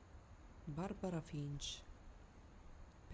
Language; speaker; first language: Italian; native; Italian